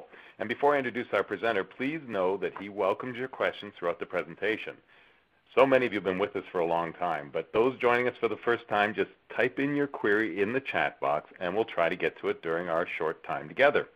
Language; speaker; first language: English; native; English